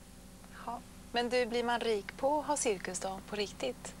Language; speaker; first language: Swedish; native; Swedish